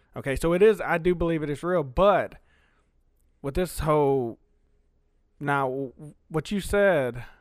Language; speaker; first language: English; early bilingual, other home language; Spanish